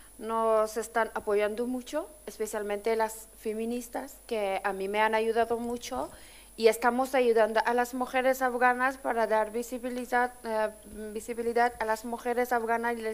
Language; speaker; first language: Spanish; non-native, fluent; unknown